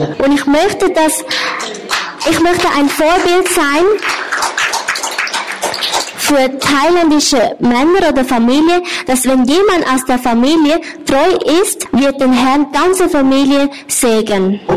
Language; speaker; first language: German; non-native, learner; Thai